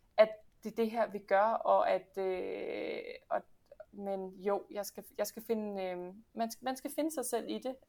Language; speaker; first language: Danish; early bilingual, heritage; Danish